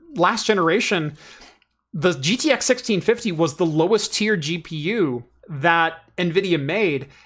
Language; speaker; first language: English; native; English